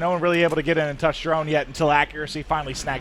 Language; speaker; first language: English; native; English